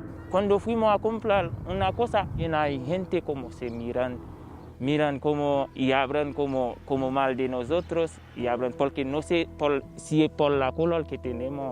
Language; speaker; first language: Spanish; non-native, learner; Haitian Creole